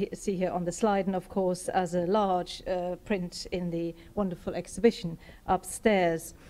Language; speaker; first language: English; non-native, fluent; German